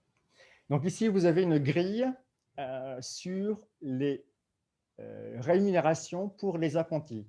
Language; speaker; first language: French; native; French